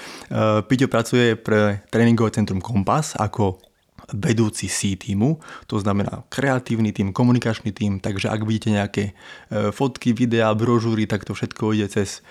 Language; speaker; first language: Slovak; native; Slovak